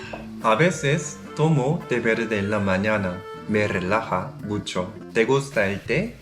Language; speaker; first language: Spanish; non-native, fluent; Korean